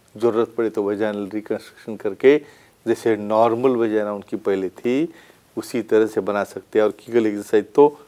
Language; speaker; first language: Hindi; non-native, local second language; Marathi